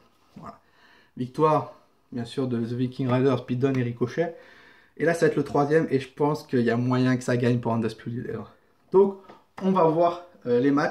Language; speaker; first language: French; native; French